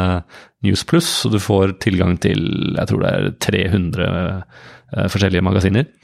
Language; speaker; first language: Norwegian; native; Norwegian